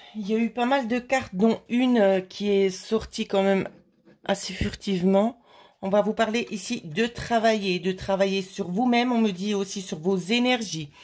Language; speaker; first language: French; native; French